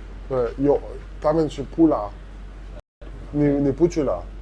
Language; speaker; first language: Chinese; non-native, learner; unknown